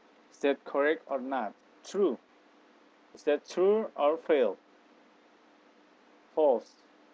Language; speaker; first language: English; non-native, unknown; Indonesian